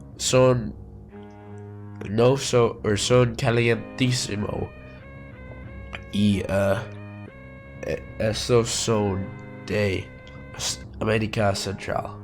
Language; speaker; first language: Spanish; non-native, learner; English